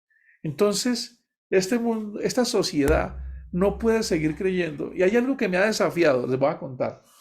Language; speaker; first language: Spanish; native; Spanish